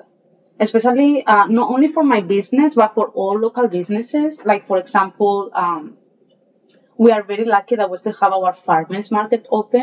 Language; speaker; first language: English; non-native, fluent; Spanish